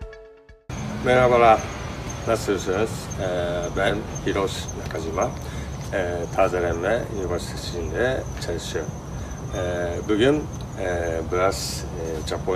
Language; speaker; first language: Turkish; non-native, learner; Japanese